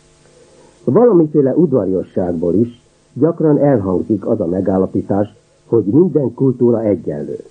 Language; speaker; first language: Hungarian; native; Hungarian